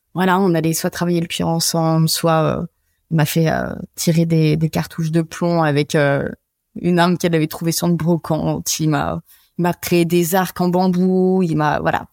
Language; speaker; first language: French; native; French